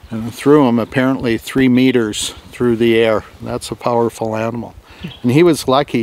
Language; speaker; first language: English; native; English